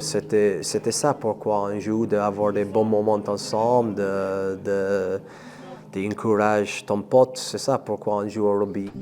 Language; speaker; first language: French; non-native, fluent; English